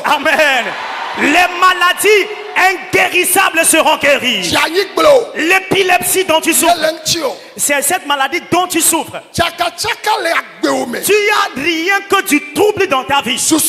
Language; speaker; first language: French; non-native, local second language; Ewe